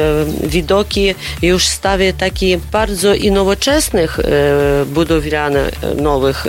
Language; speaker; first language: Polish; non-native, learner; Ukrainian